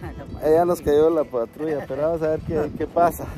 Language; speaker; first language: Spanish; native; Spanish